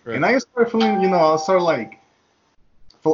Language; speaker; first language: English; non-native, fluent; Spanish